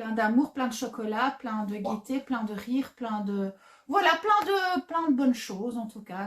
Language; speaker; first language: French; native; French